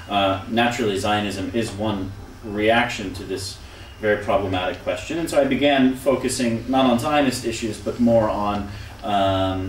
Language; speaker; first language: English; native; English